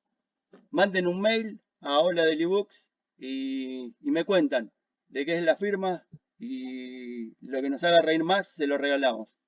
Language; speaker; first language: Spanish; native; Spanish